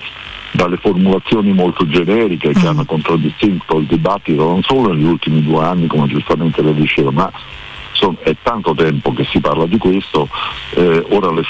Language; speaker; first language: Italian; native; Italian